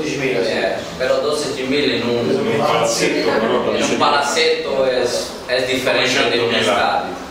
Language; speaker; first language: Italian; non-native, learner; Portuguese